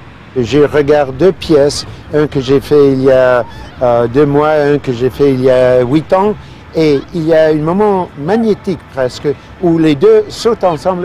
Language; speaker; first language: French; non-native, fluent; English